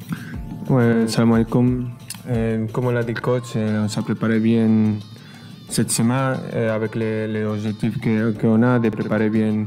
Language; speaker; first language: French; non-native, fluent; Spanish